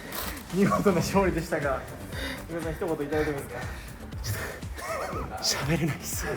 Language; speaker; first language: Japanese; native; Japanese